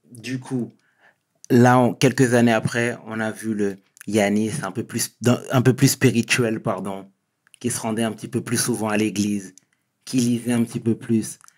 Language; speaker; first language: French; native; French